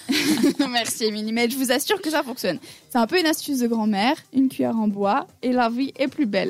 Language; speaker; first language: French; native; French